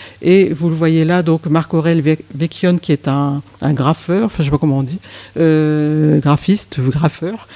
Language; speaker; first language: French; native; French